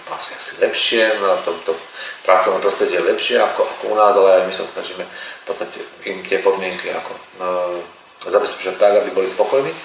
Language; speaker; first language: Slovak; native; Slovak